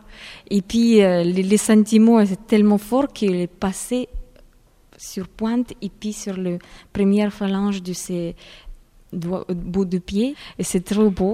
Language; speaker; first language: French; non-native, fluent; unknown